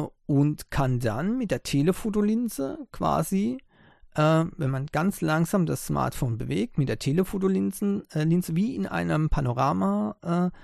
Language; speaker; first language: German; native; German